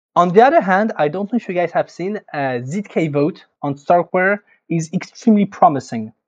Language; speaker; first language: English; non-native, fluent; French